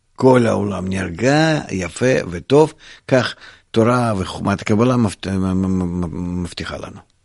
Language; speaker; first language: Hebrew; non-native, fluent; Russian